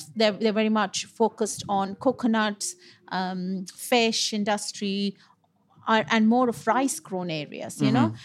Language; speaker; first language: English; non-native, local second language; Punjabi